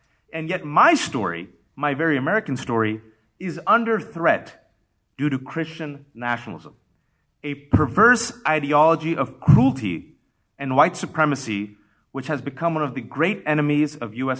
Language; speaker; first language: English; early bilingual, other home language; Urdu